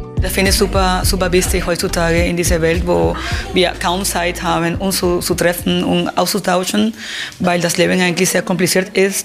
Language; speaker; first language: German; non-native, fluent; Spanish